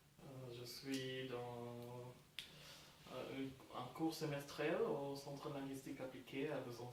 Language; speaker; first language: French; non-native, fluent; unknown